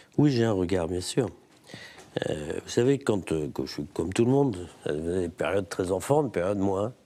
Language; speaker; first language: French; native; French